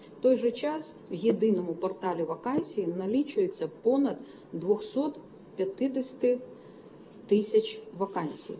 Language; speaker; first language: Ukrainian; native; Ukrainian